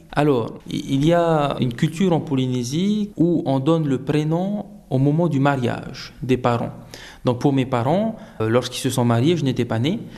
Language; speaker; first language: French; native; French